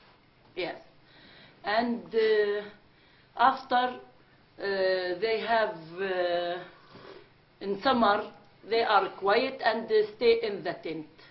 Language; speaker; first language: English; non-native, learner; Arabic